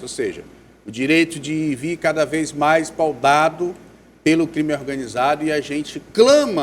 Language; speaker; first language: Portuguese; native; Portuguese